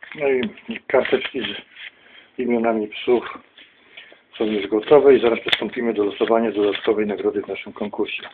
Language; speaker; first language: Polish; native; Polish